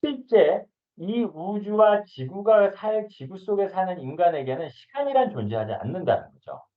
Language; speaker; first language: Korean; native; Korean